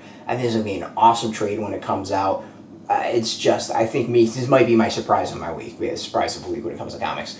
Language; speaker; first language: English; native; English